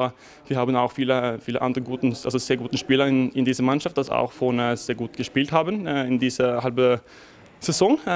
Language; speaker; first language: German; non-native, fluent; Norwegian